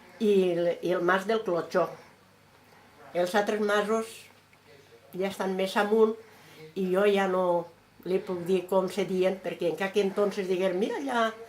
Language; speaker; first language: Catalan; native; Catalan